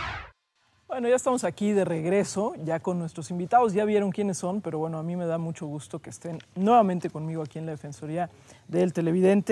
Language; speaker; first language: Spanish; native; Spanish